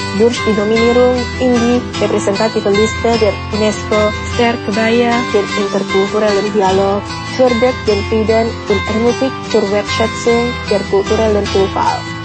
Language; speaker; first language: German; non-native, fluent; Indonesian